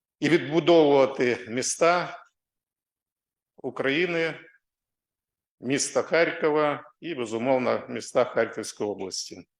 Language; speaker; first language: Ukrainian; non-native, local second language; Russian